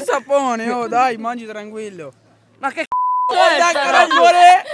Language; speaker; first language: Italian; non-native, learner; Urdu